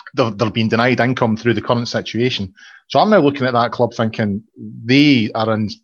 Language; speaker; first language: English; native; English